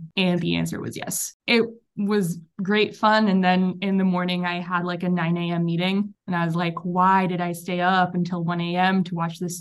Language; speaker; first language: English; non-native, fluent; Hebrew